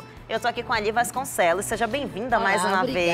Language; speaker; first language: Portuguese; native; Portuguese